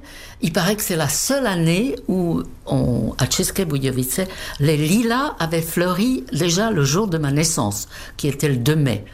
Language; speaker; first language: French; non-native, fluent; Czech